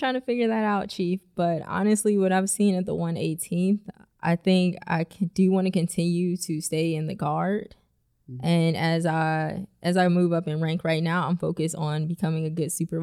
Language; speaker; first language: English; native; English